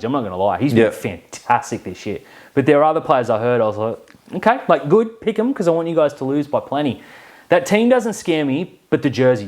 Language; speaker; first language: English; native; English